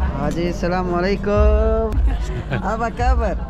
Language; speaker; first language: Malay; non-native, learner; Urdu